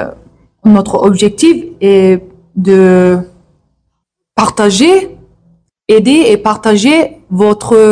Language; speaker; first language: French; non-native, learner; English